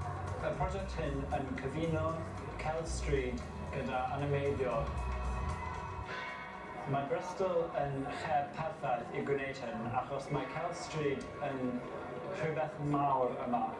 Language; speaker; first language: Welsh; non-native, local second language; English